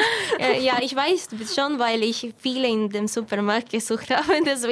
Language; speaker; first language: German; non-native, fluent; Spanish